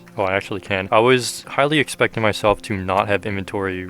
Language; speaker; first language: English; native; English